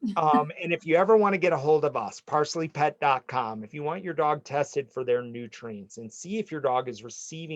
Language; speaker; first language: English; native; English